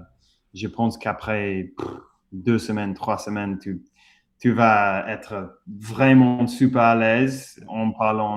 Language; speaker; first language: French; non-native, fluent; English